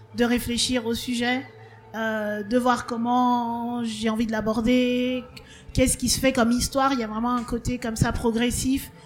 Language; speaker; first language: French; native; French